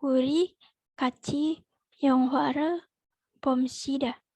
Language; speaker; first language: Korean; non-native, learner; Indonesian